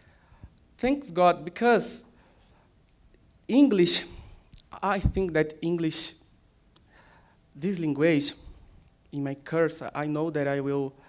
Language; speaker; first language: English; non-native, learner; Portuguese